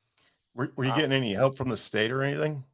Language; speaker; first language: English; native; English